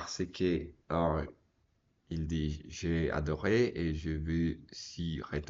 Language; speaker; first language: French; non-native, learner; Spanish